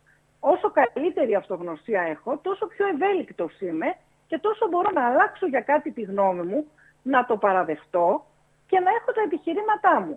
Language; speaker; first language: Greek; native; Greek